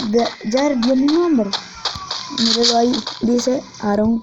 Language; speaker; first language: Spanish; native; Spanish